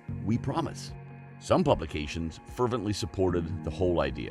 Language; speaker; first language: English; native; English